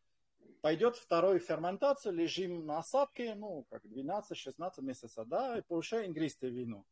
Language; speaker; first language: Russian; non-native, fluent; French